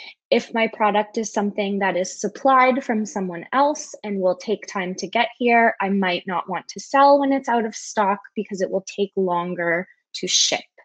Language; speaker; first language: English; native; English